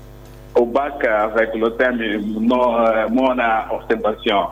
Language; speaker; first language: French; non-native, learner; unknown